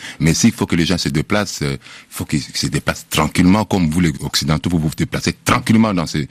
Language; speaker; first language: French; non-native, local second language; Lingala